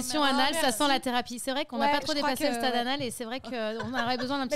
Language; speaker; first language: French; native; French